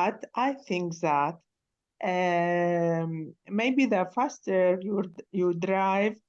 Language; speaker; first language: English; non-native, learner; Arabic